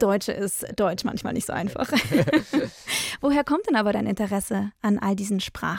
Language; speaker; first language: German; native; German